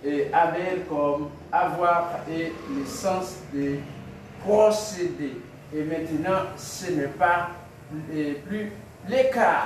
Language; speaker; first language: French; non-native, local second language; Haitian Creole